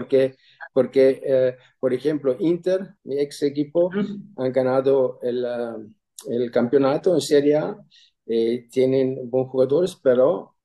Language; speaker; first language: Spanish; non-native, fluent; German